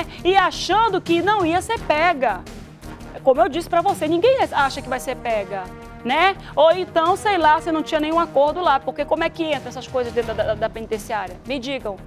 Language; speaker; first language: Portuguese; native; Portuguese